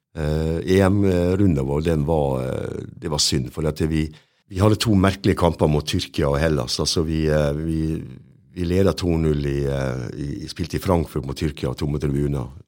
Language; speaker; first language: Norwegian; native; Norwegian